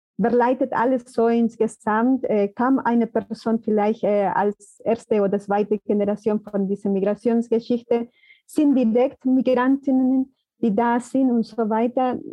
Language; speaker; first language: German; non-native, fluent; Spanish